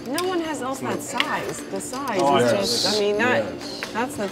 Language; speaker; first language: English; native; English